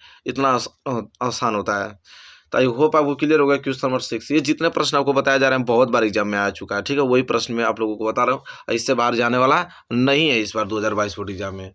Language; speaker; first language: Hindi; native; Hindi